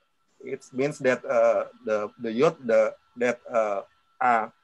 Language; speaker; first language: English; non-native, learner; Indonesian